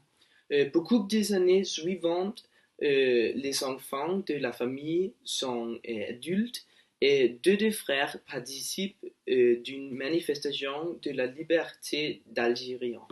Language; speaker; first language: French; non-native, learner; Norwegian